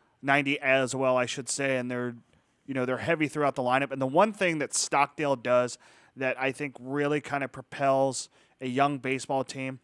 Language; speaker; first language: English; native; English